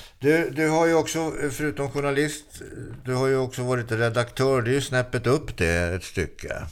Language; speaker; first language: Swedish; native; Swedish